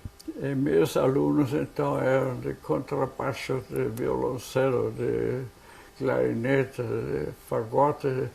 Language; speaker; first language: Portuguese; non-native, fluent; German